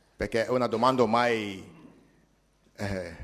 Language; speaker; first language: Italian; non-native, fluent; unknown